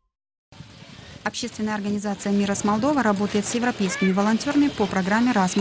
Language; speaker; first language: Russian; native; Russian